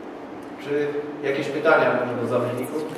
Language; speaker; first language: Polish; native; Polish